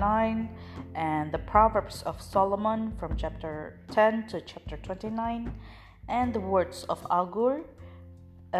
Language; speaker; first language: English; non-native, fluent; Indonesian